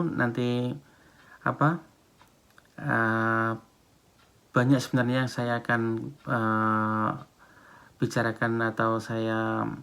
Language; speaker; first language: Indonesian; non-native, local second language; Javanese